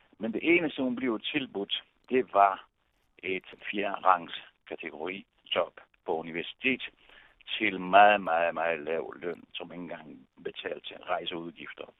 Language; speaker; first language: Danish; non-native, fluent; Italian